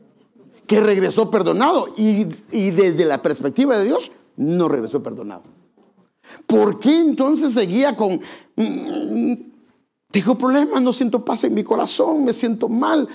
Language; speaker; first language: Spanish; native; Spanish